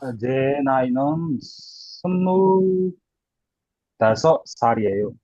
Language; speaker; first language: Korean; non-native, learner; Burmese